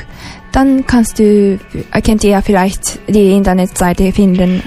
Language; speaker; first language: German; non-native, learner; Japanese